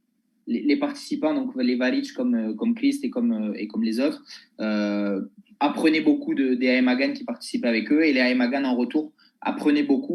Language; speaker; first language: French; native; French